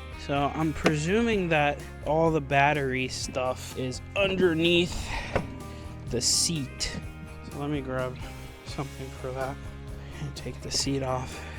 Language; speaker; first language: English; native; English